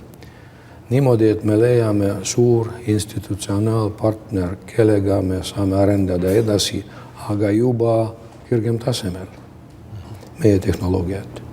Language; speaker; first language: Estonian; non-native, local second language; Russian